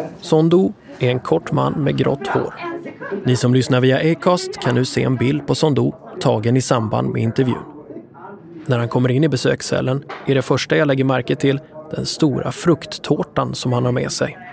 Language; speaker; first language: Swedish; native; Swedish